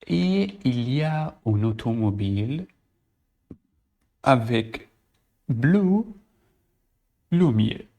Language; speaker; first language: French; non-native, learner; Arabic